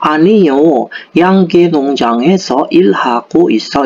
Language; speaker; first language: Korean; non-native, fluent; Indonesian